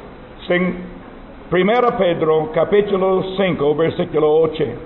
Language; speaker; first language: Spanish; non-native, learner; English